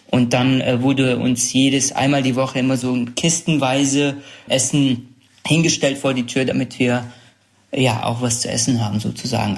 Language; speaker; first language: German; early bilingual, other home language; Central Kurdish